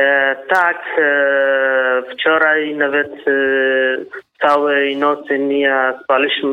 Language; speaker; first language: Polish; non-native, learner; Kurdish